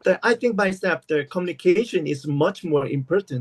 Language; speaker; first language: English; non-native, learner; Korean